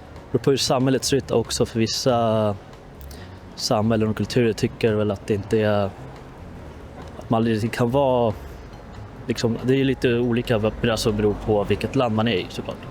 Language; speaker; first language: Swedish; native; Swedish